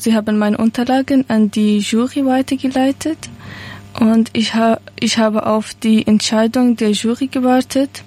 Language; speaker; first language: German; non-native, learner; Persian